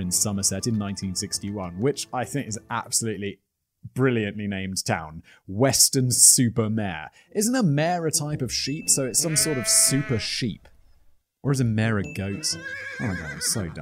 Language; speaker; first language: English; native; English